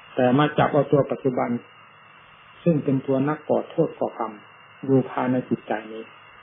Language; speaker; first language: Thai; native; Thai